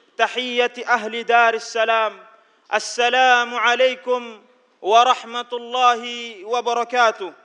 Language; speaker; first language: Arabic; non-native, fluent; Indonesian